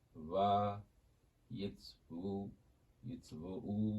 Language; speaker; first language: Hebrew; non-native, learner; Japanese